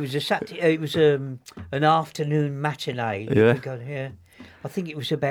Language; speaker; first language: English; native; English